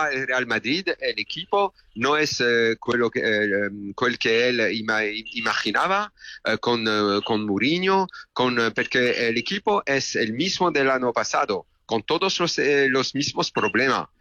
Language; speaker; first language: Spanish; non-native, fluent; French